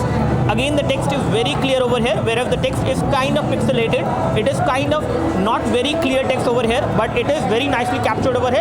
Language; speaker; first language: English; non-native, local second language; Hindi